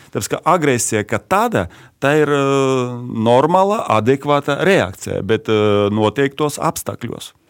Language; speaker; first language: Latvian; non-native, local second language; Russian